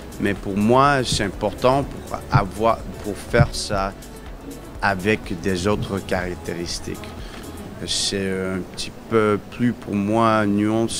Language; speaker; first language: French; non-native, learner; English